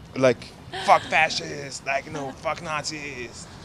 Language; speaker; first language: English; non-native, fluent; Lithuanian